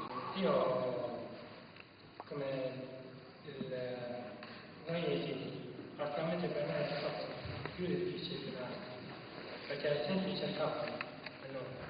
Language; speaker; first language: Italian; non-native, learner; Kurdish